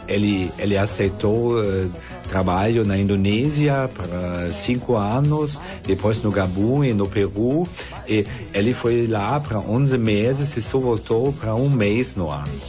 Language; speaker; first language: Portuguese; non-native, fluent; German